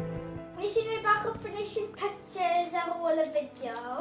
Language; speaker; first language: Welsh; native; Welsh